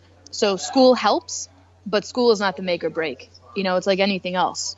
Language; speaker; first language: English; native; English